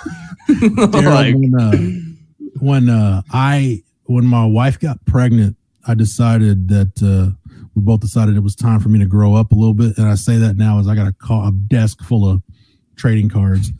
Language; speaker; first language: English; native; English